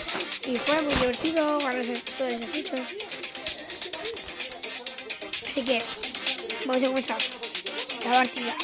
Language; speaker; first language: Spanish; native; Spanish